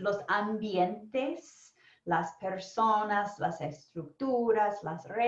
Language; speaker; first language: Spanish; non-native, fluent; English